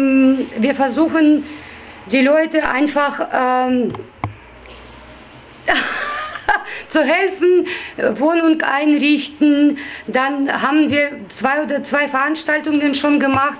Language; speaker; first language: German; non-native, fluent; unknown